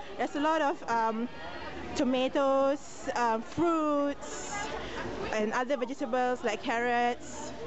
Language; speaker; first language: English; non-native, local second language; Malay